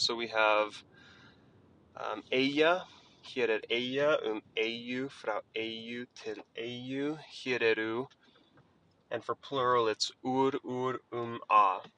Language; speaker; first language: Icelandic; non-native, learner; English